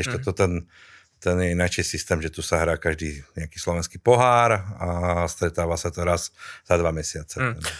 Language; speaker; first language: Slovak; native; Slovak